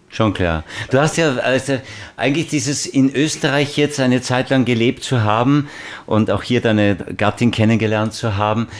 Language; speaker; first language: German; native; German